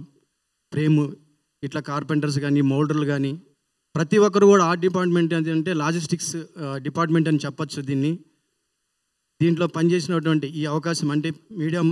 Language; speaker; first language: Telugu; native; Telugu